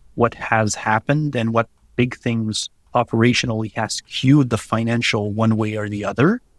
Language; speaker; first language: English; non-native, fluent; French